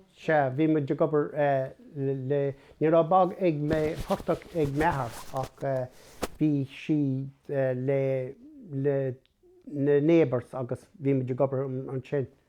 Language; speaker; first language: Irish; non-native, local second language; English